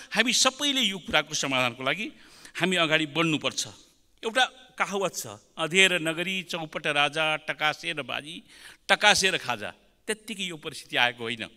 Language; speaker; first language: Nepali; native; Nepali